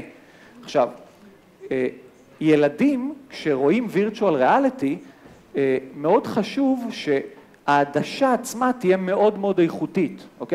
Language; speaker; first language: Hebrew; native; Hebrew